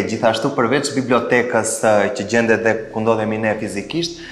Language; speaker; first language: Albanian; native; Albanian